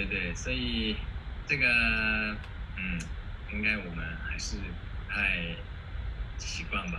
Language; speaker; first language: Chinese; non-native, fluent; Japanese